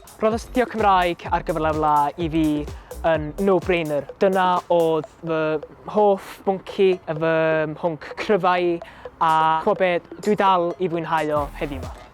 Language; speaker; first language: Welsh; native; Welsh